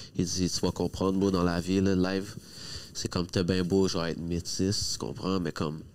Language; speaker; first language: French; native; French